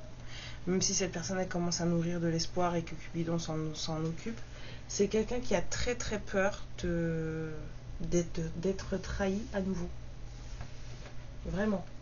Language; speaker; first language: French; native; French